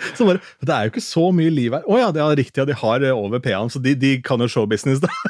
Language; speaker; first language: Norwegian; native; Norwegian